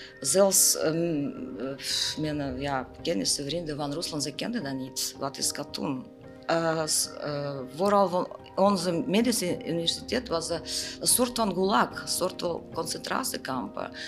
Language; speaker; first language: Dutch; non-native, learner; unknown